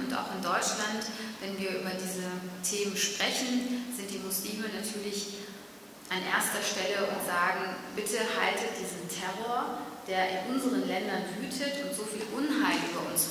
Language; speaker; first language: German; early bilingual, other home language; Turkish